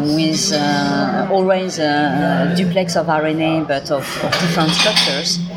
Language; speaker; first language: English; non-native, fluent; French